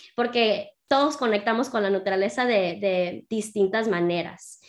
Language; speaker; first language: Spanish; early bilingual, heritage; Spanish